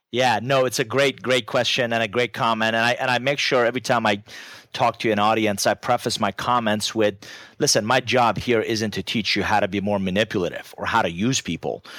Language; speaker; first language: English; non-native, fluent; Persian